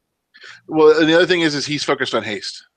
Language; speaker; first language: English; native; English